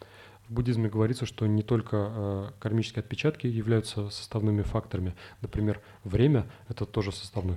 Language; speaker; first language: Russian; native; Russian